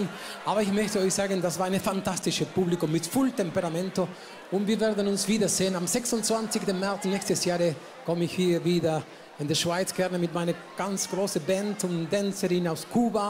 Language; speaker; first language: German; non-native, learner; Spanish